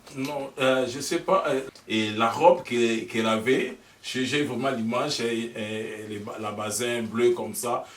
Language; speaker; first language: French; non-native, local second language; Lingala